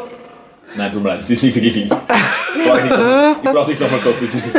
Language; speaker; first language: German; native; German